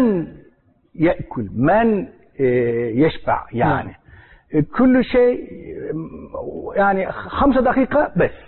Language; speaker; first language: Arabic; non-native, learner; Turkish